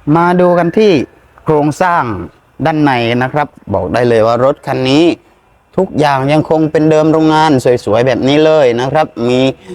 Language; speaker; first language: Thai; native; Thai